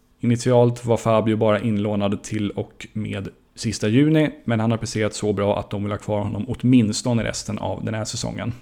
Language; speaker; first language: Swedish; native; Swedish